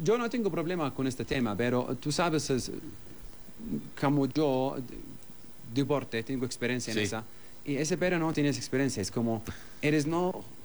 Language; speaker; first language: Spanish; non-native, learner; Arabic